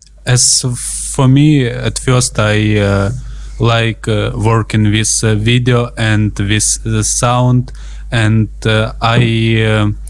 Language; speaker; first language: English; non-native, learner; Russian